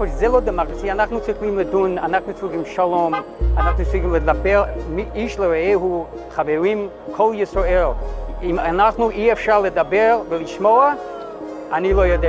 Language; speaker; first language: Hebrew; non-native, learner; English